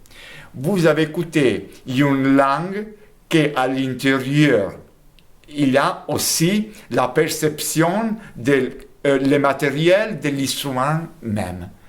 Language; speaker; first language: French; non-native, fluent; Italian